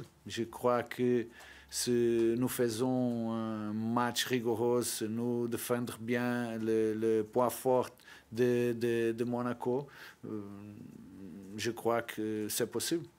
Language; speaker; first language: French; non-native, learner; Portuguese